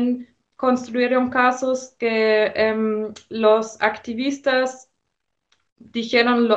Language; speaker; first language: Spanish; non-native, fluent; German